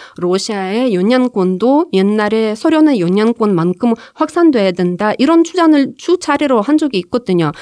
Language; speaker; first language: Korean; non-native, fluent; Ukrainian